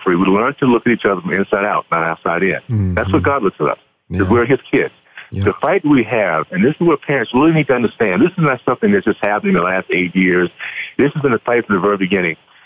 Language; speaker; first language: English; native; English